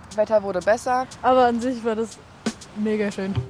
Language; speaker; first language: German; native; German